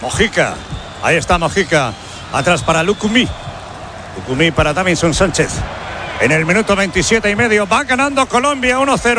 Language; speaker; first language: Spanish; native; Spanish